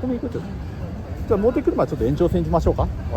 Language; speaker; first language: Japanese; native; Japanese